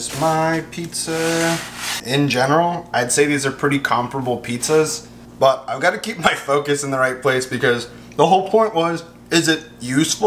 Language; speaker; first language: English; native; English